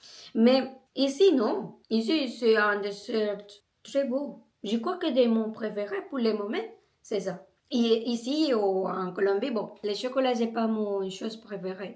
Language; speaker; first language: French; non-native, learner; Spanish